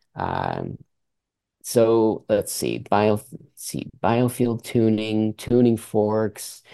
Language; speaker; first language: English; early bilingual, other home language; French